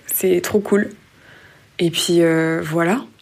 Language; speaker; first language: French; native; French